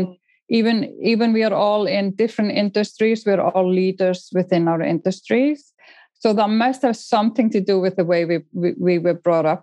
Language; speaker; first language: English; non-native, fluent; Icelandic